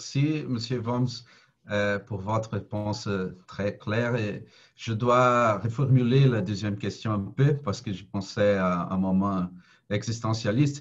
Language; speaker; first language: French; non-native, fluent; Portuguese